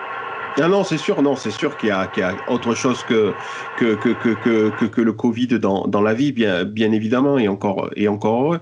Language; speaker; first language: French; native; French